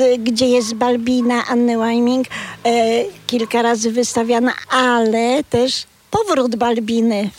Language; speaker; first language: Polish; non-native, local second language; Kashubian